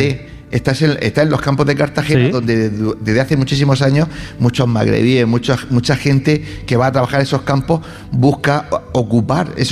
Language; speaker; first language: Spanish; native; Spanish